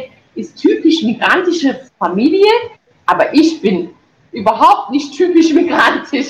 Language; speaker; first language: German; early bilingual, other home language; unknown